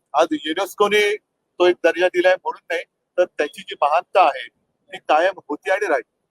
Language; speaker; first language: Marathi; native; Marathi